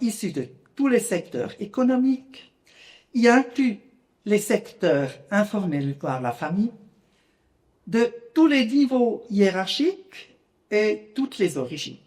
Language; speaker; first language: French; non-native, local second language; German